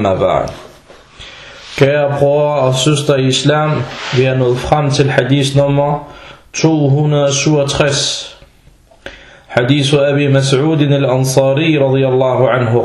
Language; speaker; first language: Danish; non-native, fluent; Arabic